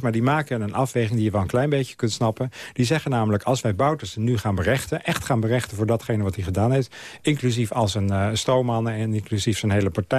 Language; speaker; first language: Dutch; native; Dutch